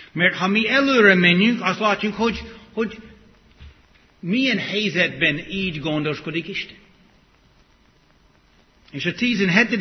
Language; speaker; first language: Hungarian; non-native, fluent; English